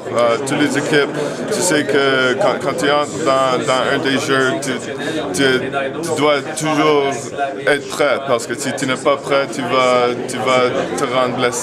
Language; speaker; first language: French; non-native, local second language; English